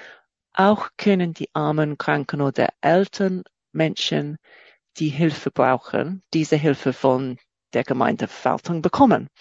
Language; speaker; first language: German; non-native, fluent; English